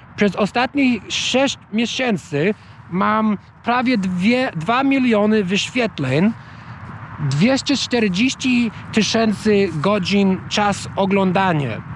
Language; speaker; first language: Polish; non-native, learner; English